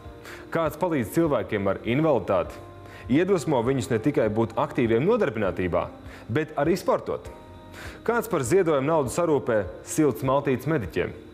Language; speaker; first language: Latvian; native; Latvian